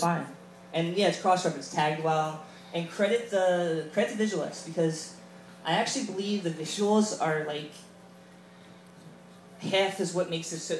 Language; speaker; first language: English; native; English